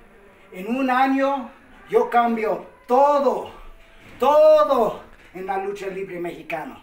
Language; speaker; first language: Spanish; non-native, fluent; English